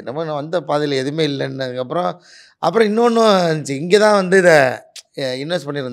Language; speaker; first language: Tamil; native; Tamil